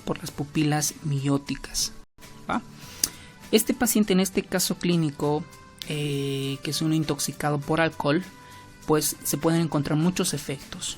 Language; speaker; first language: Spanish; native; Spanish